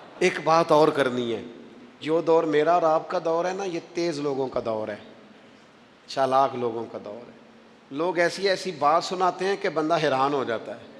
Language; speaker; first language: Urdu; non-native, local second language; Punjabi